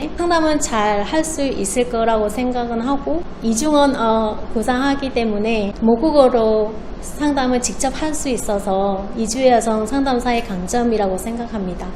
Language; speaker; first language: Korean; non-native, fluent; Vietnamese